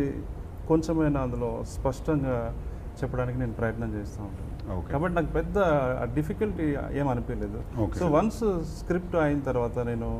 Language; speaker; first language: Telugu; native; Telugu